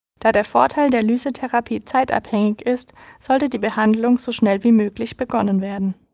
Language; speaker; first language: German; native; German